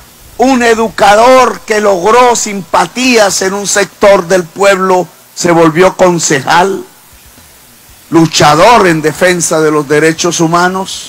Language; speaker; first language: Spanish; native; Spanish